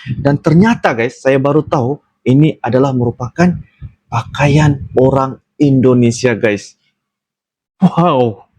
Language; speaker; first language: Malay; native; Malay